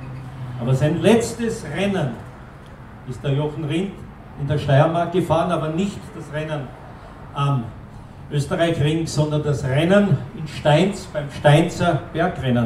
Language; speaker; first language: German; native; German